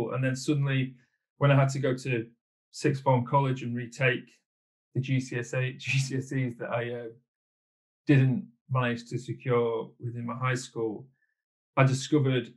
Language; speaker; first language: English; native; English